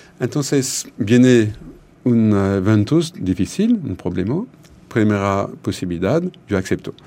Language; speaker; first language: Spanish; non-native, learner; French